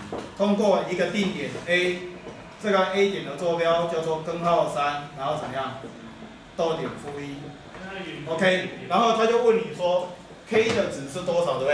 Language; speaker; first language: Chinese; native; Chinese